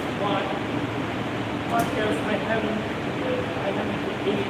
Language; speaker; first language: English; non-native, fluent; Turkish